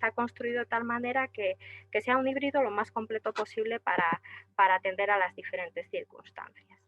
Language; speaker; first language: Spanish; native; Spanish